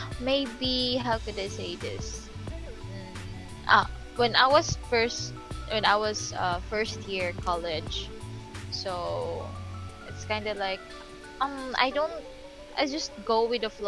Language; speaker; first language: English; non-native, local second language; Filipino